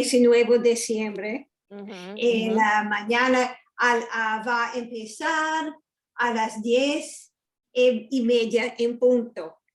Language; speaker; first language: Spanish; non-native, learner; English